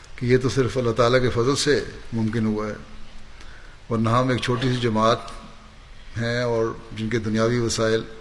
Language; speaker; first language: Urdu; native; Urdu